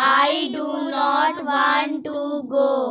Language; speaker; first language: English; non-native, learner; Hindi